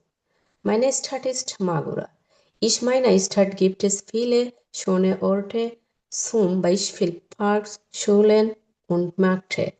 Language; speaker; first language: German; non-native, learner; Bangla